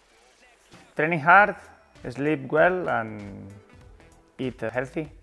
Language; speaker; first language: English; non-native, learner; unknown